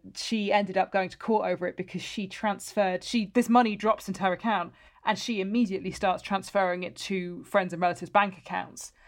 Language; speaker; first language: English; native; English